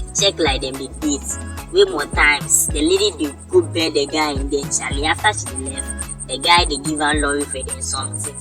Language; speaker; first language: Nigerian Pidgin; non-native, local second language; Akan